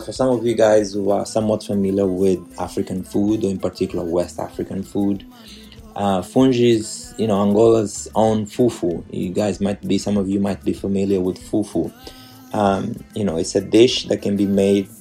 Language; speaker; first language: English; non-native, fluent; Portuguese